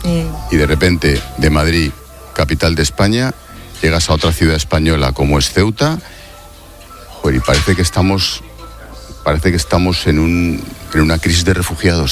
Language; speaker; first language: Spanish; native; Spanish